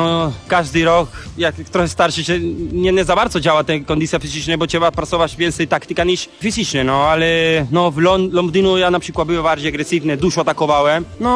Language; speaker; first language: Polish; non-native, learner; Spanish